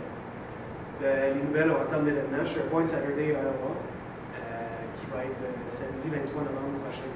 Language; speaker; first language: French; native; French